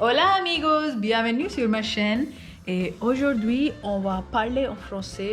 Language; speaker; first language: French; non-native, learner; Hindi